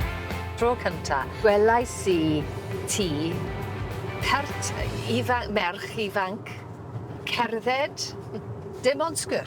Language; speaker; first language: Welsh; non-native, learner; English